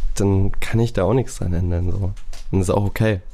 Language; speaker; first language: German; native; German